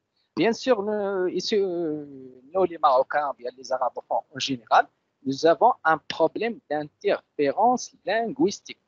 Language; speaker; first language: French; non-native, local second language; Arabic